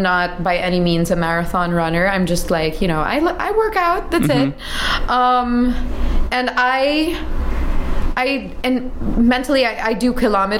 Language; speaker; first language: English; native; English